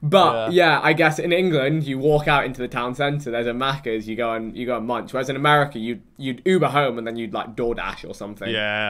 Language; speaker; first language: English; native; English